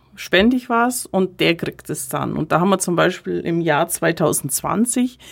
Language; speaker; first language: German; native; German